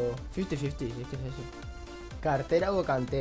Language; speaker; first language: Spanish; native; Spanish